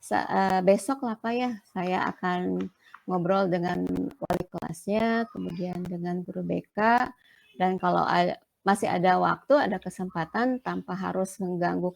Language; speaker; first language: Indonesian; non-native, local second language; Sundanese